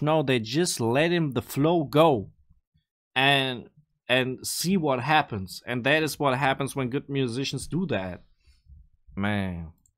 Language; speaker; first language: English; non-native, fluent; German